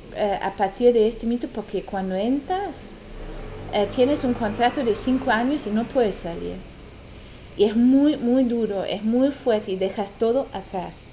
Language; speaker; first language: Spanish; non-native, fluent; German